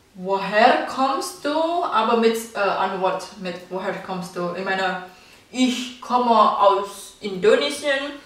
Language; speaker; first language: German; non-native, learner; Indonesian